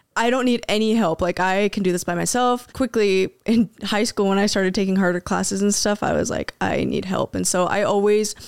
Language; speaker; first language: English; early bilingual, other home language; Spanish